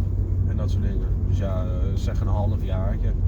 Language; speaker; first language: Dutch; native; Dutch